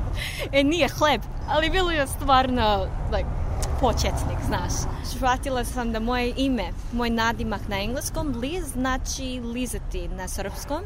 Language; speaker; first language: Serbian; non-native, learner; English